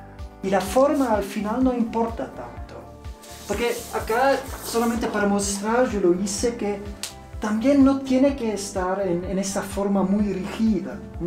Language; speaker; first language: Spanish; non-native, fluent; German